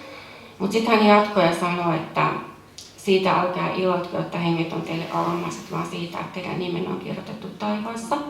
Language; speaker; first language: Finnish; native; Finnish